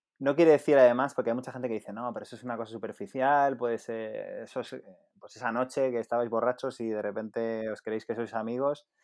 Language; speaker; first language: Spanish; native; Spanish